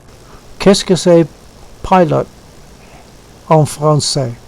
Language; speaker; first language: French; non-native, learner; English